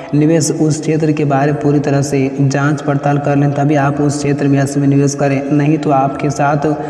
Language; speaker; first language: Hindi; native; Hindi